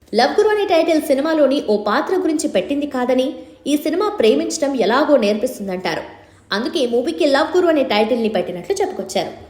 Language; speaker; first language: Telugu; native; Telugu